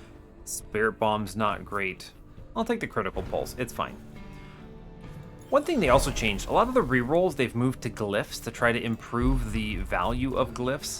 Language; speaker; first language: English; native; English